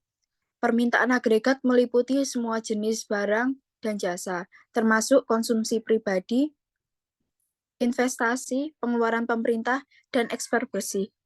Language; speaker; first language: Indonesian; native; Indonesian